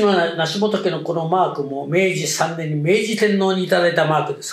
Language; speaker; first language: Japanese; native; Japanese